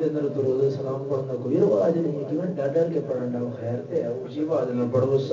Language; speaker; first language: Urdu; non-native, local second language; Punjabi